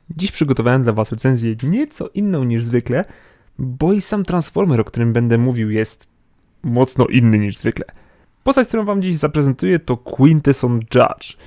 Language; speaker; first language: Polish; native; Polish